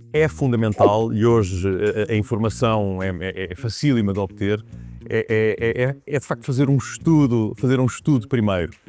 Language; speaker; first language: Portuguese; native; Portuguese